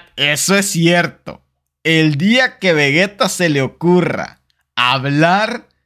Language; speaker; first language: Spanish; native; Spanish